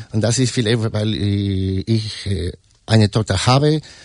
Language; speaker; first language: German; non-native, learner; Spanish